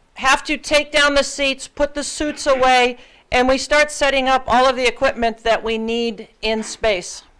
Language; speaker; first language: English; early bilingual, other home language; Ukrainian